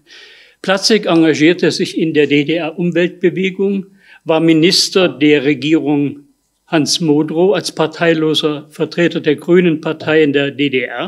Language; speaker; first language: German; native; German